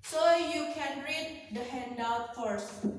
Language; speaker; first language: English; non-native, learner; Indonesian